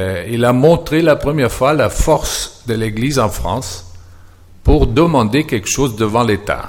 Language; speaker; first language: French; non-native, fluent; German